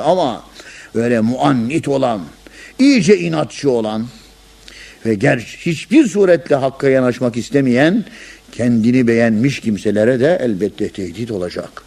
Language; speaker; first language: Turkish; native; Turkish